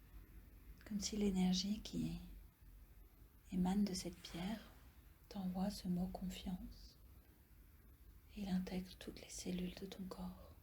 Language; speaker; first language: French; native; French